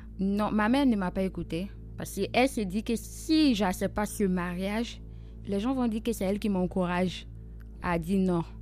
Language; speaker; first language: French; non-native, local second language; Soninke